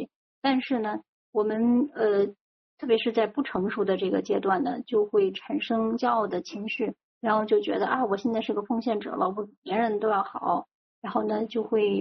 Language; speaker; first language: Chinese; native; Chinese